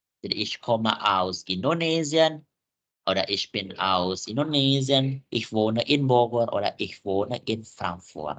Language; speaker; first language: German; non-native, fluent; Indonesian